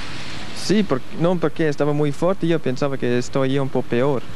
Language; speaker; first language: Spanish; non-native, learner; Swiss German